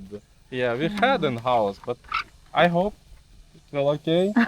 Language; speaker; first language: English; non-native, learner; Russian